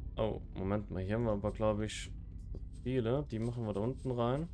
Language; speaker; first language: German; native; German